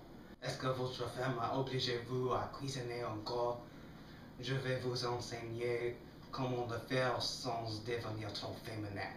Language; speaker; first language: French; non-native, learner; English